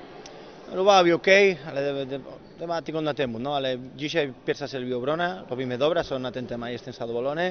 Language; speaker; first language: Polish; non-native, learner; Spanish